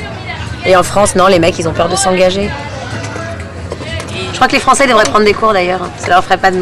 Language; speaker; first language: French; native; French